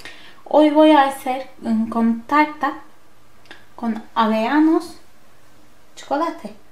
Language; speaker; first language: Spanish; non-native, learner; Turkish